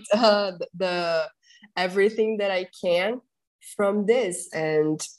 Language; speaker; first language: English; non-native, fluent; Portuguese